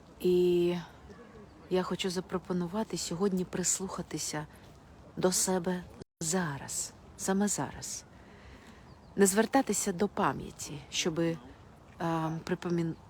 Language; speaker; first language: Ukrainian; non-native, local second language; Russian